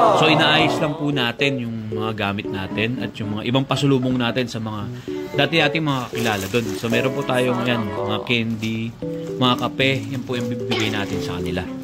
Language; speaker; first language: Filipino; native; Filipino